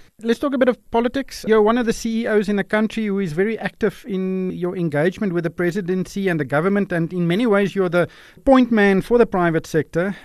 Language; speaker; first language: English; non-native, local second language; Afrikaans